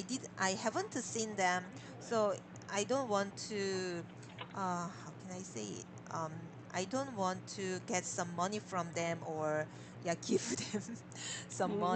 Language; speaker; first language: English; non-native, learner; Korean